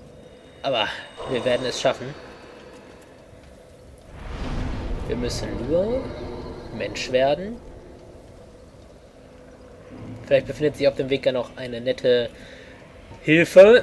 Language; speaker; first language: German; native; German